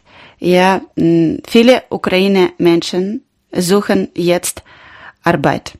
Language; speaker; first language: German; non-native, learner; Ukrainian